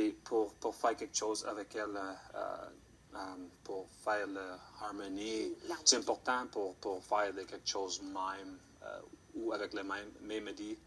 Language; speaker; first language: French; non-native, local second language; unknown